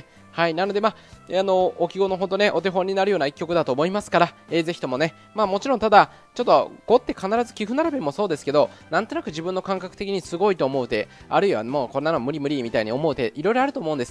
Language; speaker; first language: Japanese; native; Japanese